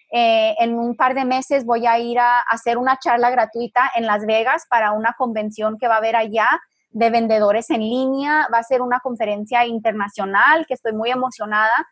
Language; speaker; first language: Spanish; early bilingual, heritage; Spanish